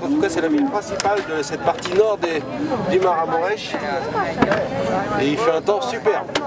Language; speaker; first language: French; native; French